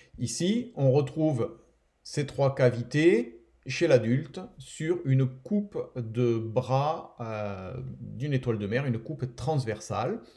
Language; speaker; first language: French; native; French